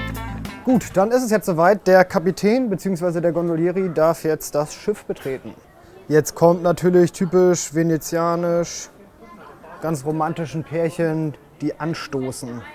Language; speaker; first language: German; native; German